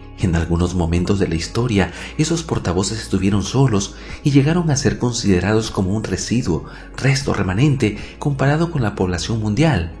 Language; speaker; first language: Spanish; native; Spanish